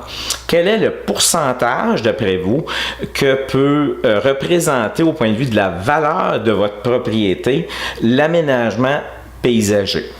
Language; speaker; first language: French; native; French